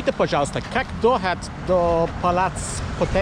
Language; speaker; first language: Russian; non-native, learner; English